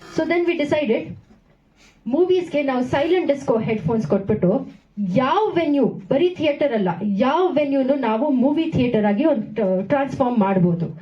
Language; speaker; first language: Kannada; non-native, local second language; Tamil